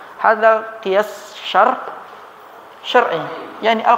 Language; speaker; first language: Arabic; non-native, learner; Malay